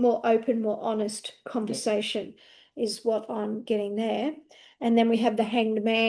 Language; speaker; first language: English; native; English